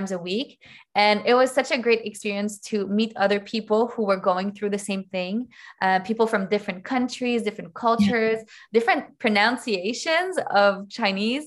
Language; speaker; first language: English; non-native, fluent; French